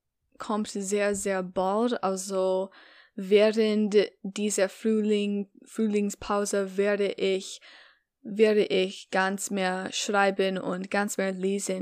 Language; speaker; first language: German; non-native, learner; English